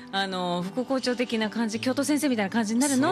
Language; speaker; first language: Japanese; native; Japanese